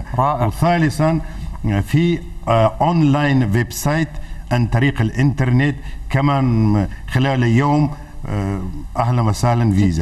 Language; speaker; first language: Arabic; non-native, fluent; Tajik